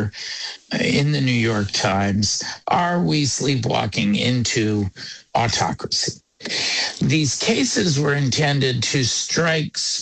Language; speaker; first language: English; non-native, local second language; Yiddish